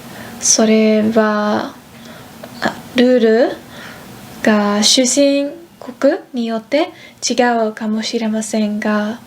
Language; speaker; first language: Japanese; non-native, fluent; Dutch